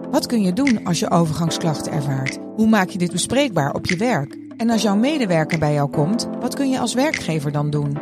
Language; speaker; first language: Dutch; native; Dutch